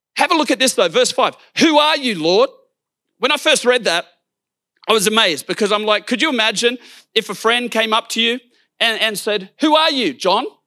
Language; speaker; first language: English; native; English